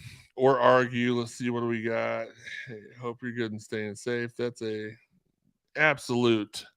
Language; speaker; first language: English; native; English